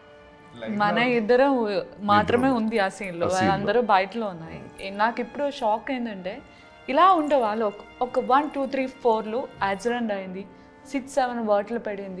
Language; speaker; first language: Telugu; non-native, learner; Malayalam